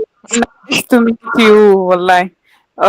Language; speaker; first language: English; non-native, learner; Arabic